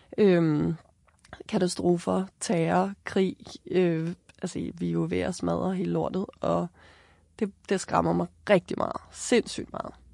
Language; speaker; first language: Danish; native; Danish